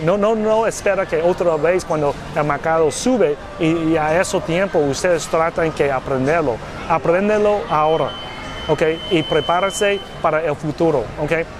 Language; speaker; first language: Spanish; non-native, learner; English